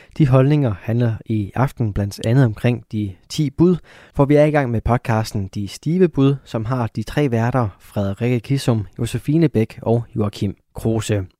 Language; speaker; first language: Danish; native; Danish